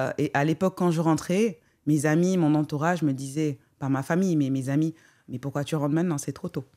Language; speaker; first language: French; non-native, local second language; Wolof